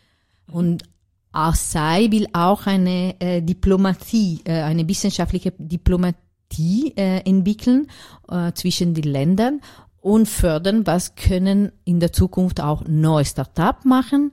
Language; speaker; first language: German; non-native, learner; Italian